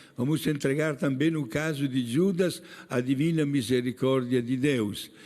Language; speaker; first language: Portuguese; non-native, fluent; Italian